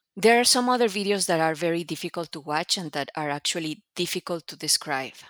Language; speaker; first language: English; non-native, fluent; Spanish